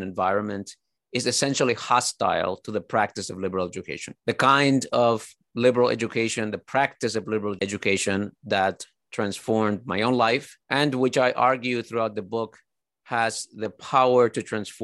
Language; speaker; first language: English; early bilingual, other home language; Spanish